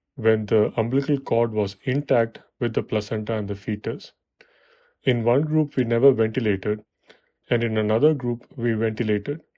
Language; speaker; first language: English; non-native, local second language; Tamil